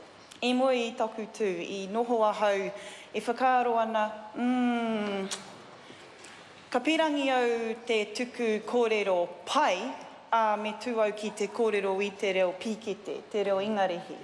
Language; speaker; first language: Māori; non-native, learner; English